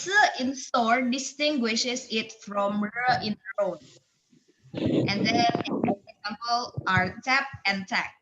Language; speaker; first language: English; non-native, learner; Indonesian